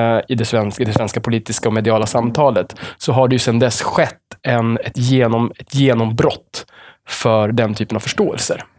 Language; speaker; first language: Swedish; native; Swedish